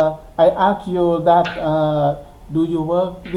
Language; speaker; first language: English; non-native, learner; Thai